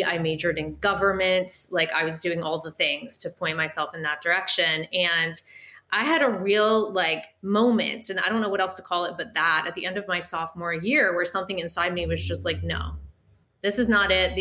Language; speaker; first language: English; native; English